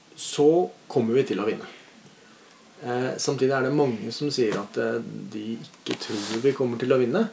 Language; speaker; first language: Norwegian; native; Norwegian